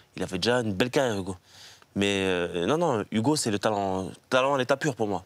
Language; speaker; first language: French; native; French